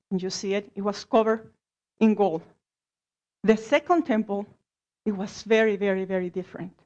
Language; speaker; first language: English; non-native, fluent; Spanish